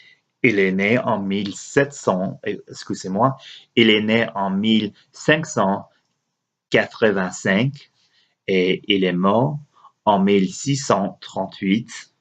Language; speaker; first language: French; non-native, learner; English